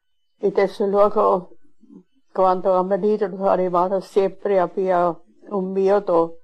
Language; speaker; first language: Spanish; non-native, fluent; Swiss German